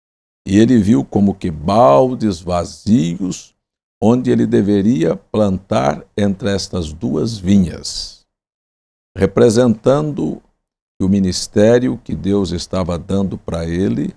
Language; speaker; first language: Portuguese; native; Portuguese